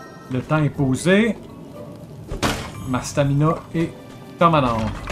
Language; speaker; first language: French; native; French